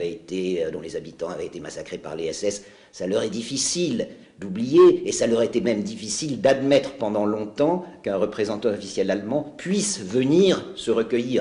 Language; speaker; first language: French; native; French